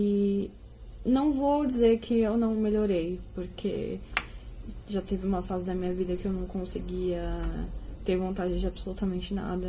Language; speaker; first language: Portuguese; native; Portuguese